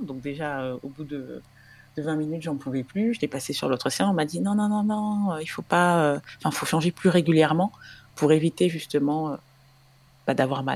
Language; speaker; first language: French; native; French